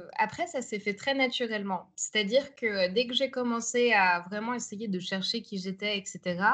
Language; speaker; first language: French; native; French